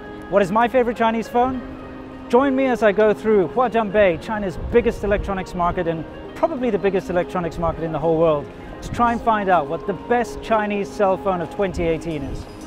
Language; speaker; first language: English; native; English